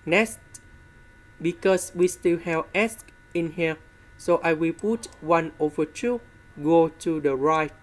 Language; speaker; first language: English; non-native, fluent; Vietnamese